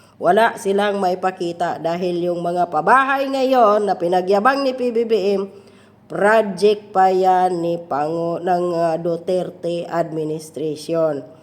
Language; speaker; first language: Filipino; non-native, local second language; Cebuano